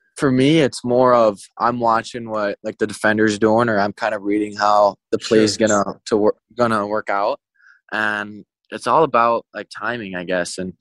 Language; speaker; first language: English; native; English